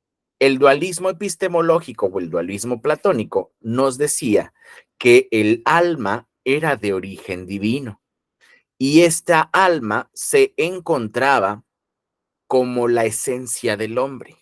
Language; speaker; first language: Spanish; native; Spanish